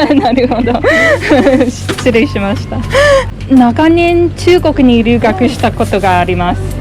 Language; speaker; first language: Japanese; non-native, fluent; English